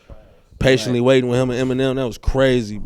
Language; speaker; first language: English; native; English